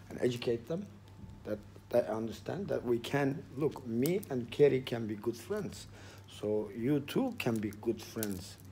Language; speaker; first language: English; non-native, fluent; Turkish